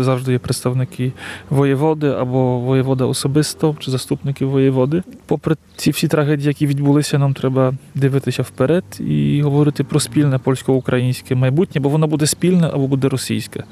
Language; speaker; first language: Ukrainian; early bilingual, heritage; Ukrainian